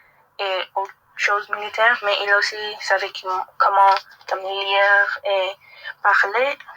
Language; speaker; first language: French; non-native, learner; English